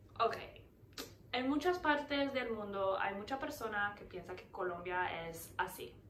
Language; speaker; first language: Spanish; non-native, fluent; English